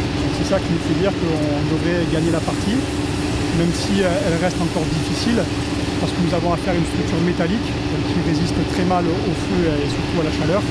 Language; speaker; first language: French; native; French